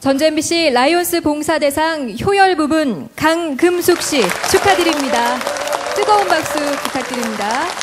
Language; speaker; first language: Korean; native; Korean